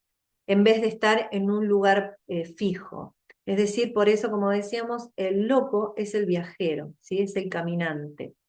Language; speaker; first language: Spanish; native; Spanish